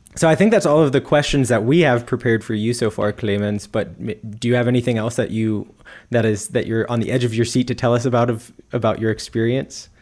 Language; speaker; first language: English; native; English